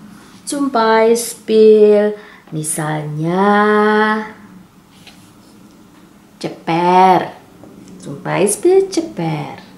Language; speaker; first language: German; non-native, fluent; Indonesian